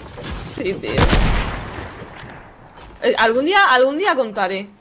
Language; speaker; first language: Spanish; native; Spanish